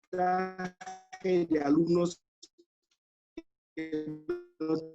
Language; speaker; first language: Spanish; non-native, fluent; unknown